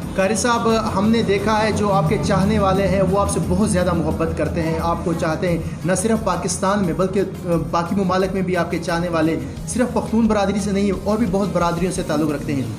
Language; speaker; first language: Urdu; non-native, local second language; Pashto